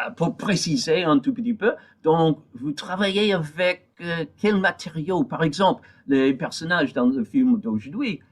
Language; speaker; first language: French; non-native, fluent; English